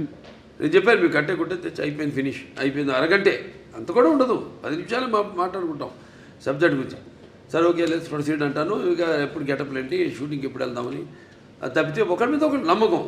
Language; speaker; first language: Telugu; native; Telugu